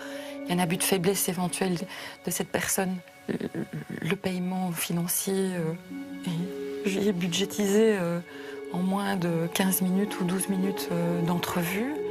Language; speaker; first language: French; native; French